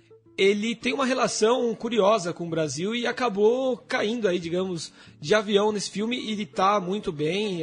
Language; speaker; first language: Portuguese; native; Portuguese